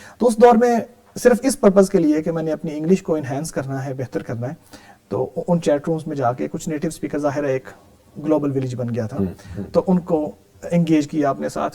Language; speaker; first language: Urdu; early bilingual, heritage; Urdu